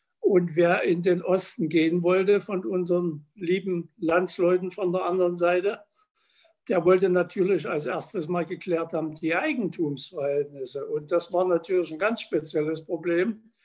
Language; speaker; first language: German; native; German